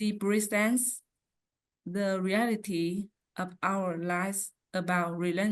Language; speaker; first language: English; non-native, learner; Vietnamese